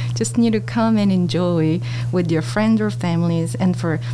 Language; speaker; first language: English; non-native, fluent; Korean